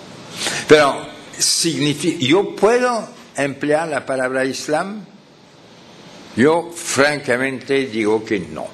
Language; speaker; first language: Spanish; non-native, fluent; French